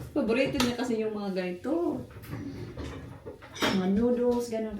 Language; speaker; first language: Filipino; native; Filipino